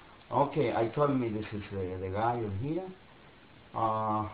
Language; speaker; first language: English; non-native, learner; Spanish